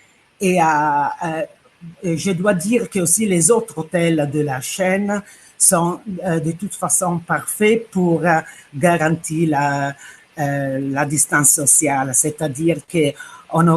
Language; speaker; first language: French; non-native, fluent; Italian